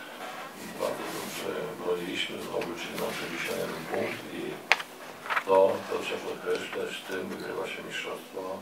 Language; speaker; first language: Polish; non-native, fluent; Lithuanian